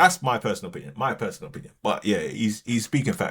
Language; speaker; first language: English; native; English